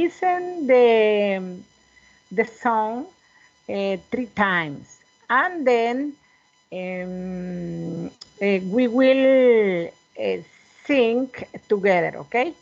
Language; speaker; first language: English; non-native, learner; Spanish